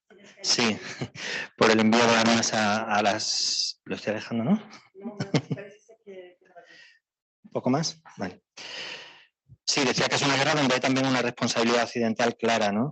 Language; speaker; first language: Spanish; native; Spanish